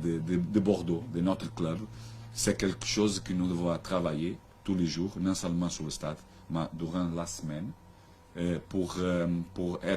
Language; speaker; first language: French; non-native, learner; Portuguese